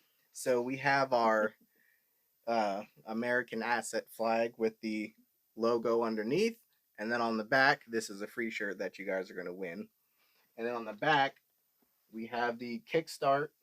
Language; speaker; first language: English; native; English